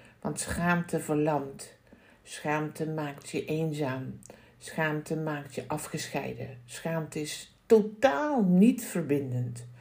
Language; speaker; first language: Dutch; native; Dutch